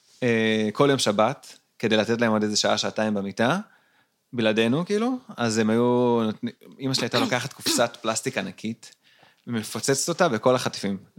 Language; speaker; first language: Hebrew; native; Hebrew